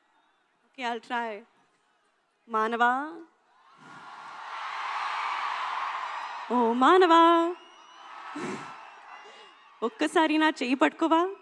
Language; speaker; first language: Telugu; non-native, local second language; Hindi